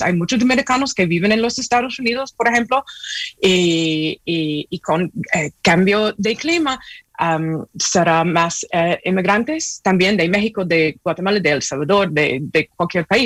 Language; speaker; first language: Spanish; non-native, fluent; English